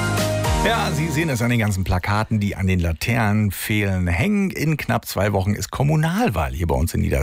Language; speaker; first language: German; native; German